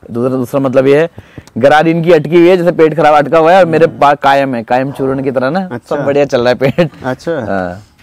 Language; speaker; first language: Hindi; non-native, local second language; Garhwali